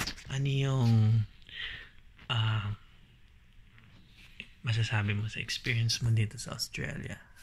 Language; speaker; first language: Filipino; native; Filipino